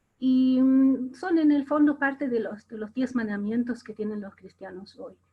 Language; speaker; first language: Spanish; non-native, fluent; German